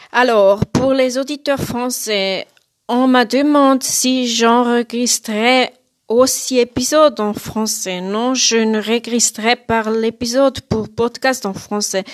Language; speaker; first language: French; non-native, learner; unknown